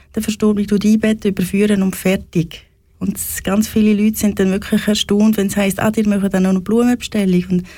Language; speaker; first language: German; native; German